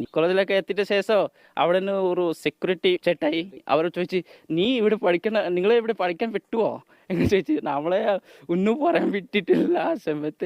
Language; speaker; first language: Malayalam; non-native, learner; Odia